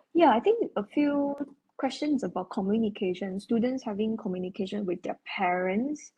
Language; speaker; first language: English; non-native, local second language; Chinese